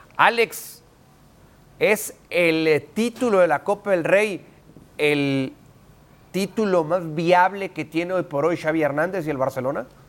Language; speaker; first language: Spanish; native; Spanish